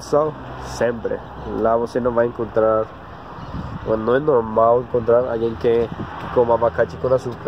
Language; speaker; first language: Portuguese; non-native, learner; Spanish